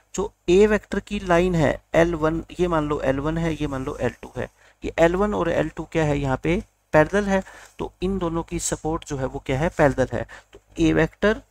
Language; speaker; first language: Hindi; native; Hindi